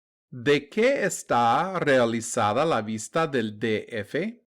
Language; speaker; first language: Spanish; non-native, fluent; English